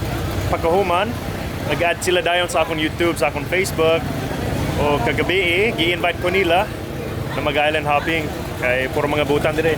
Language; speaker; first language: Cebuano; native; Cebuano